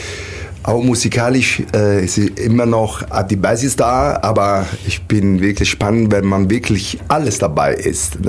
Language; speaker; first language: German; non-native, learner; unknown